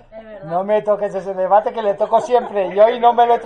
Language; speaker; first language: Spanish; native; Spanish